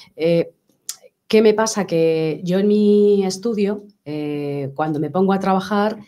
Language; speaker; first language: Spanish; native; Spanish